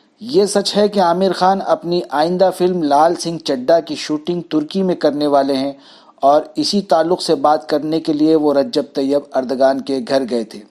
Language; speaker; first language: Urdu; native; Urdu